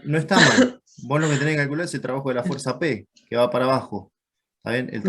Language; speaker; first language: Spanish; native; Spanish